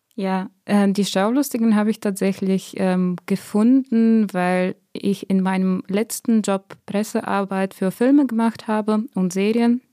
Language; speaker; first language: German; non-native, fluent; Bulgarian